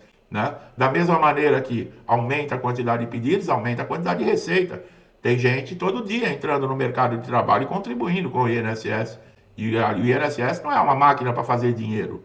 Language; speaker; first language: Portuguese; native; Portuguese